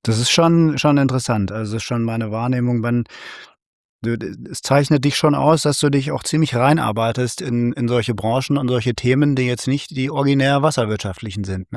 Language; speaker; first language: German; native; German